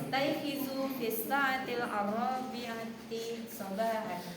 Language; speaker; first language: Arabic; non-native, learner; Indonesian